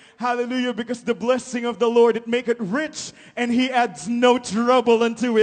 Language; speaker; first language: English; non-native, local second language; Filipino